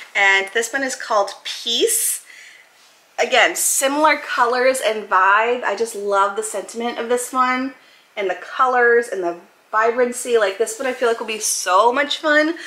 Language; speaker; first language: English; native; English